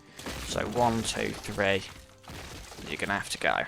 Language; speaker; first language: English; native; English